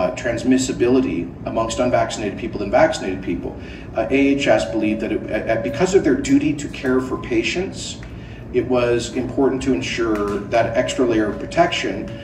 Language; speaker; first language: English; native; English